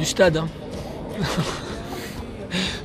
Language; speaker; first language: French; native; French